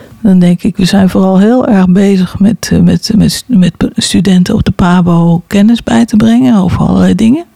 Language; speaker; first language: Dutch; native; Dutch